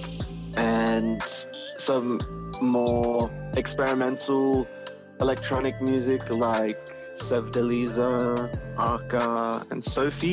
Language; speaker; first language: English; native; English